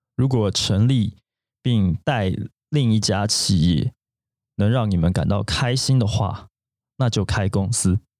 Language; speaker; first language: Chinese; native; Chinese